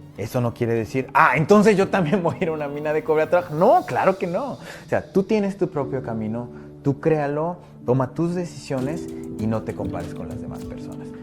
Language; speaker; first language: Spanish; native; Spanish